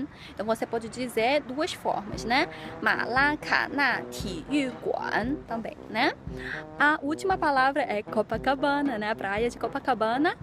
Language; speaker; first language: Portuguese; non-native, fluent; Chinese